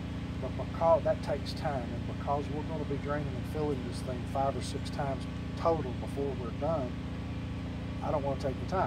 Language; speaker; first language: English; native; English